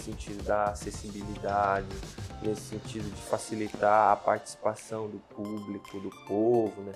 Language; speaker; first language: Portuguese; native; Portuguese